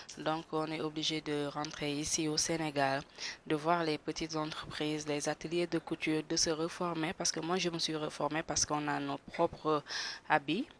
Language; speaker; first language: French; non-native, local second language; Wolof